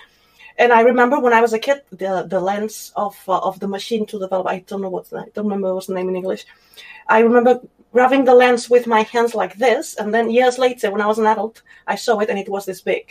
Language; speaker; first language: English; non-native, fluent; Spanish